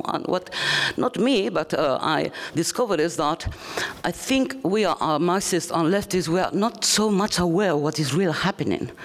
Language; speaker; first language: English; non-native, fluent; Spanish